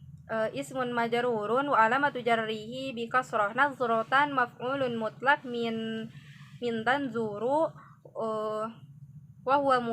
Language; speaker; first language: Arabic; non-native, learner; Indonesian